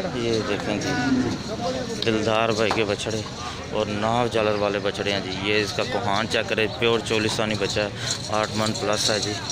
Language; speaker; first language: Urdu; non-native, local second language; Punjabi